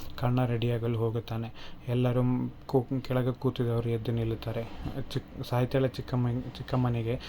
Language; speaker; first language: Kannada; native; Kannada